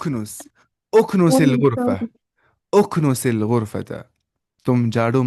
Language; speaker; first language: Arabic; non-native, fluent; Urdu